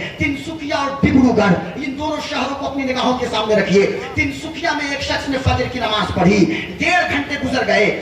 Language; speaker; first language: Urdu; native; Urdu